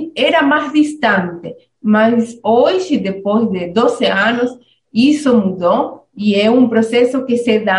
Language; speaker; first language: Portuguese; non-native, fluent; Spanish